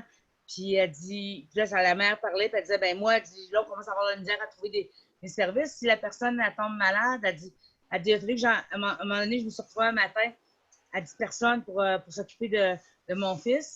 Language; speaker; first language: French; native; French